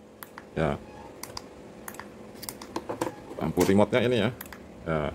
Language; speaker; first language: Indonesian; native; Indonesian